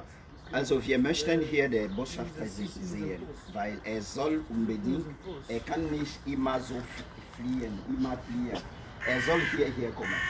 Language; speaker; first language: German; non-native, learner; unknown